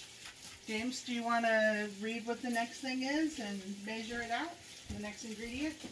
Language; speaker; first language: English; native; English